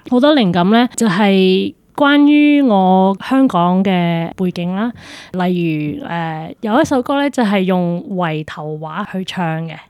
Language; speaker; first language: Cantonese; early bilingual, heritage; Cantonese